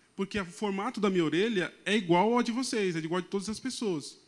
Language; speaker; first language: Portuguese; non-native, local second language; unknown